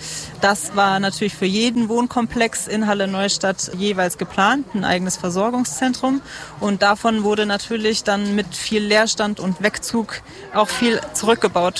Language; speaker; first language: German; native; German